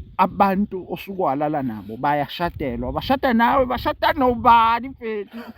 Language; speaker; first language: Zulu; native; Zulu